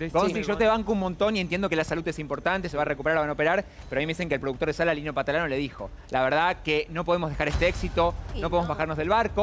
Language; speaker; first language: Spanish; native; Spanish